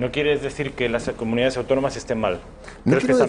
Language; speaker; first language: Spanish; native; Spanish